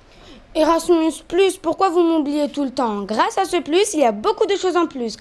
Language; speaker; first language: French; native; French